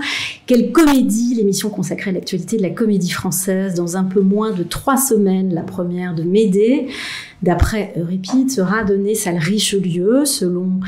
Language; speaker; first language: French; native; French